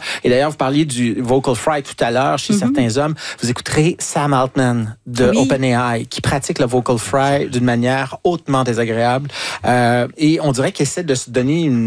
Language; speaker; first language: French; native; French